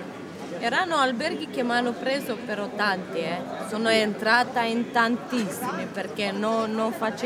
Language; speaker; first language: Italian; non-native, learner; Romanian